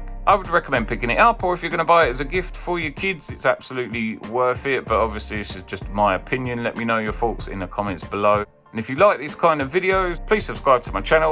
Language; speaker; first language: English; native; English